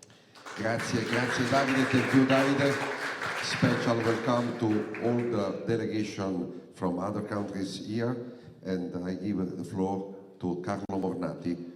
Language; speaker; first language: English; non-native, fluent; Italian